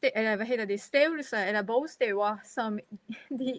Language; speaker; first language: Danish; non-native, fluent; Japanese